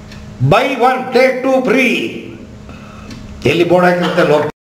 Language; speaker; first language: Kannada; native; Kannada